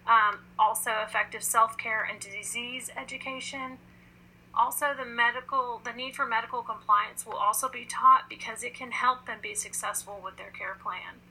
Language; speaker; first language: English; native; English